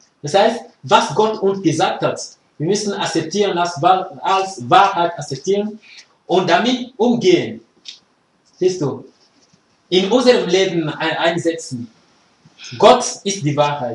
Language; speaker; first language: German; non-native, fluent; French